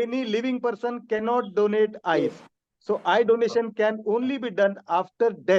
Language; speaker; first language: English; non-native, local second language; Hindi